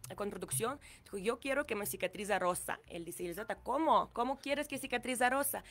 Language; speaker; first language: Spanish; non-native, learner; Ukrainian